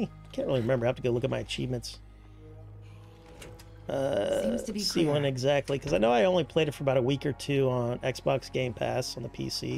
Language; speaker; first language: English; native; English